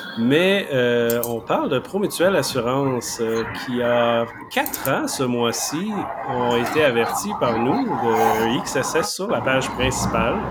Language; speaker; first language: French; native; French